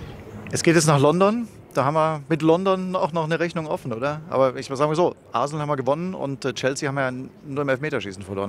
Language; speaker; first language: German; native; German